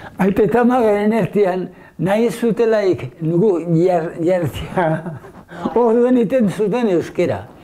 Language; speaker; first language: Basque; native; Basque